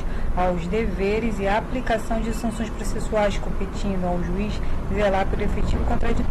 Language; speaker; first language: Portuguese; native; Portuguese